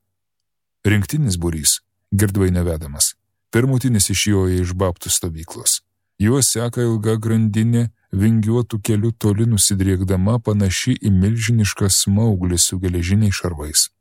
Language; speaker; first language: Lithuanian; native; Lithuanian